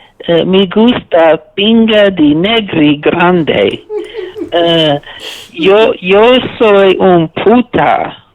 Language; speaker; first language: Spanish; non-native, learner; English